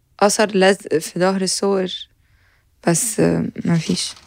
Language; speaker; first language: Arabic; native; Arabic